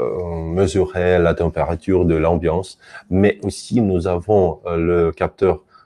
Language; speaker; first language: French; non-native, fluent; Russian